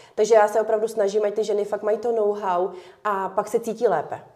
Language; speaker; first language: Czech; early bilingual, other home language; Ukrainian